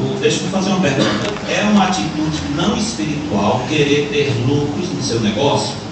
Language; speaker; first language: Portuguese; native; Portuguese